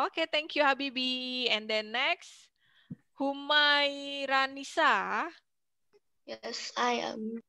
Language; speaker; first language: English; non-native, fluent; Indonesian